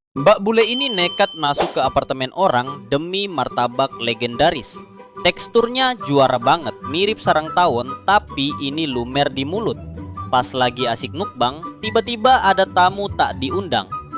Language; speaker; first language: Indonesian; native; Indonesian